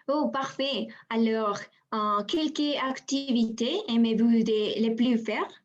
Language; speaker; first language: French; non-native, learner; Spanish